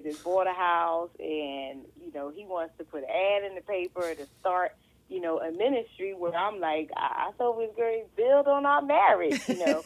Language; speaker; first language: English; native; English